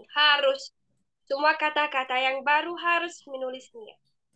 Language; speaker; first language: Indonesian; non-native, fluent; Arabic